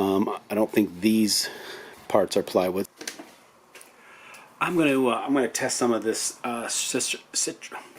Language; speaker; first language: English; native; English